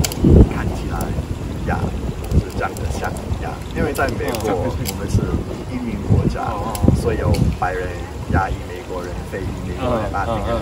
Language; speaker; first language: Chinese; non-native, fluent; English